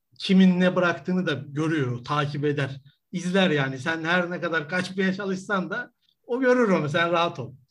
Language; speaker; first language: Turkish; native; Turkish